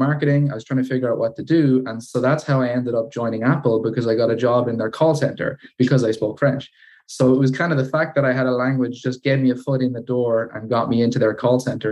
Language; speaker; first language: English; native; English